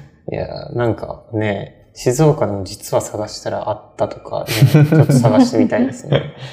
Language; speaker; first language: Japanese; native; Japanese